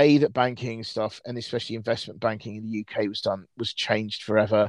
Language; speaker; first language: English; native; English